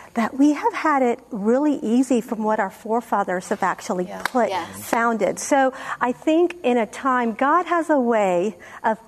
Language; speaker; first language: English; non-native, fluent; Spanish